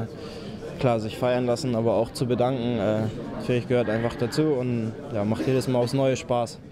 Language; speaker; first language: German; native; German